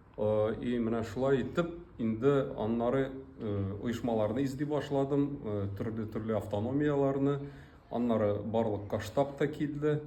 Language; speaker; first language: Tatar; early bilingual, heritage; Tatar